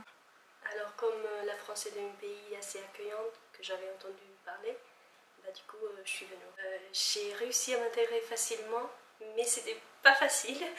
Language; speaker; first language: French; non-native, fluent; Albanian